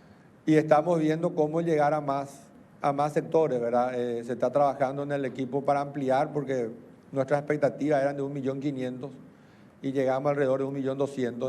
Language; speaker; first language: Spanish; native; Spanish